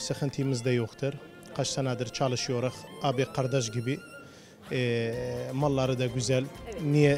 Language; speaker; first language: Turkish; non-native, fluent; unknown